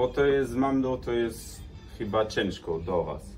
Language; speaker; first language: Polish; non-native, learner; Arabic